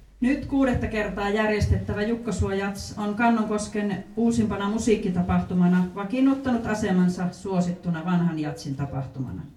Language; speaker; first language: Finnish; native; Finnish